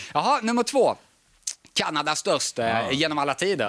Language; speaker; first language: Swedish; native; Swedish